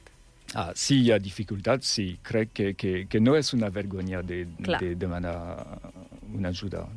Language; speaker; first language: Catalan; non-native, learner; French